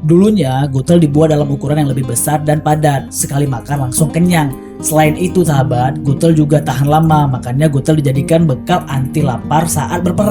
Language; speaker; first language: Indonesian; native; Indonesian